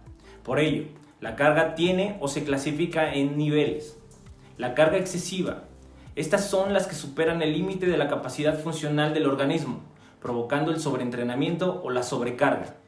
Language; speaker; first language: Spanish; native; Spanish